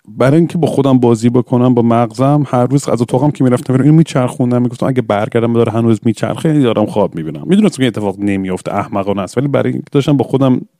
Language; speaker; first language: Persian; early bilingual, heritage; English